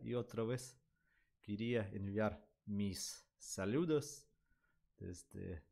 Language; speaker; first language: Spanish; non-native, learner; Russian